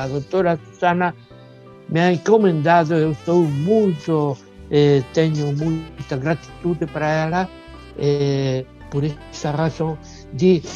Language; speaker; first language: Portuguese; non-native, fluent; Spanish